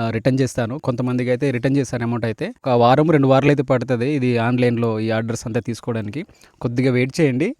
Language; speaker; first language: Telugu; non-native, local second language; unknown